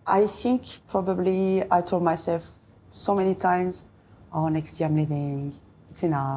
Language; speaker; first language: English; non-native, fluent; French